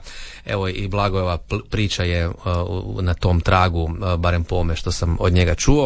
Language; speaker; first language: Serbian; native; Serbian